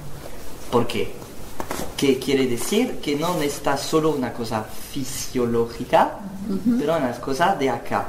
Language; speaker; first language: Spanish; non-native, learner; French